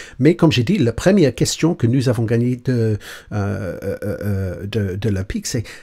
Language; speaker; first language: French; non-native, learner; English